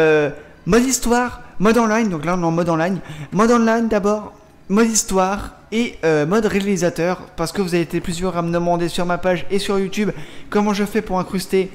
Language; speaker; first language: French; native; French